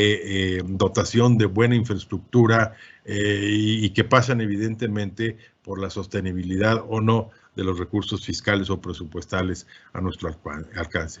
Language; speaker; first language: Spanish; native; Spanish